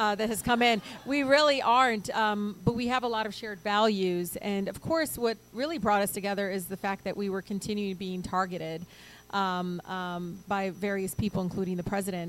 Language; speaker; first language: English; early bilingual, other home language; Arabic